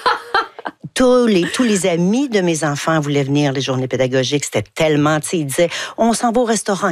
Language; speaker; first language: French; native; French